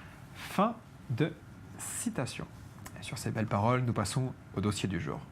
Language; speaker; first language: French; native; French